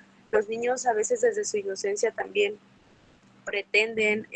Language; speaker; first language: Spanish; native; Spanish